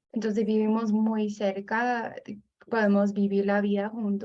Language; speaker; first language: Spanish; non-native, fluent; English